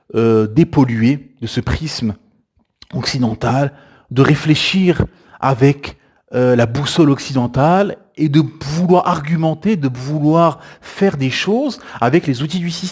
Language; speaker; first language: French; native; French